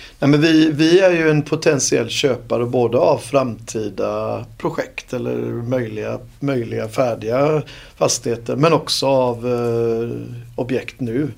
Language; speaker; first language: Swedish; native; Swedish